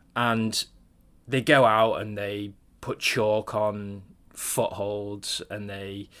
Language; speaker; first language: English; native; English